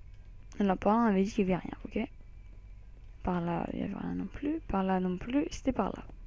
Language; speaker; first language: French; native; French